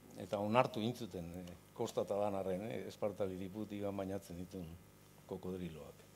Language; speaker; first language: Basque; native; Basque